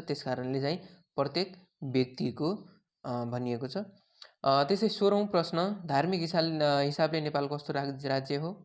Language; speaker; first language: Nepali; native; Nepali